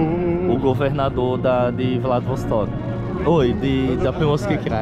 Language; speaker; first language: Russian; non-native, learner; Portuguese